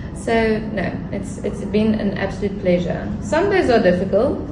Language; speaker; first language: English; non-native, local second language; Afrikaans